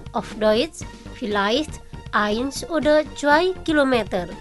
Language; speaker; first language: German; non-native, fluent; Indonesian